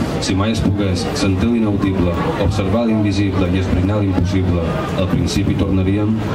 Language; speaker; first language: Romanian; non-native, fluent; Catalan